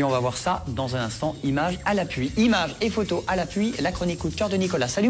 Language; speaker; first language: French; native; French